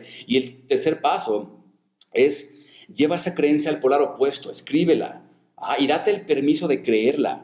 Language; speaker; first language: Spanish; native; Spanish